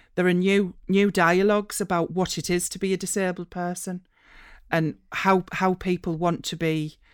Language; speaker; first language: English; native; English